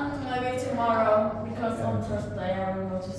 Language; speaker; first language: English; non-native, learner; Vietnamese